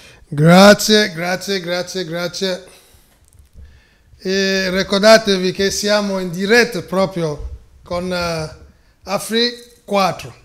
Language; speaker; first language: Italian; non-native, fluent; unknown